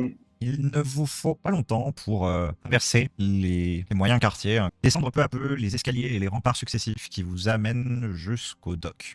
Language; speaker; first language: French; native; French